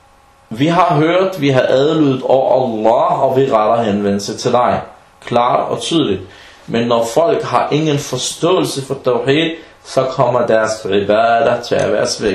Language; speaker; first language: Danish; non-native, fluent; Arabic